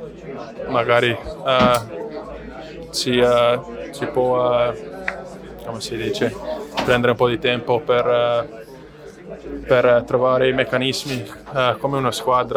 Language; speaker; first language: Italian; non-native, learner; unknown